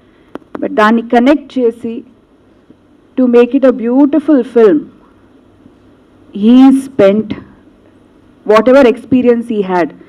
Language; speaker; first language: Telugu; non-native, local second language; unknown